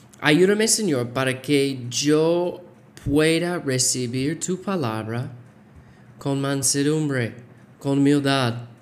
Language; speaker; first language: Spanish; non-native, fluent; English